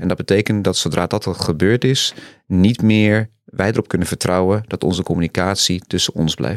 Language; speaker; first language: Dutch; native; Dutch